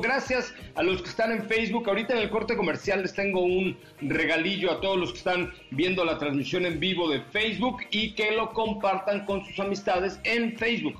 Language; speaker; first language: Spanish; native; Spanish